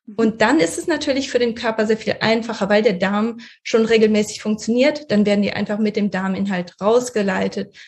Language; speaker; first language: German; early bilingual, other home language; Russian